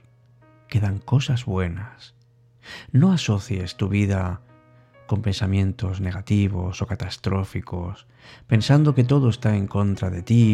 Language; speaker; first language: Spanish; native; Spanish